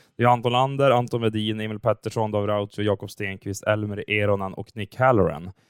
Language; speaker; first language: Swedish; native; Swedish